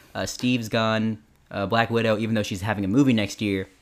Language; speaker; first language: English; early bilingual, other home language; Filipino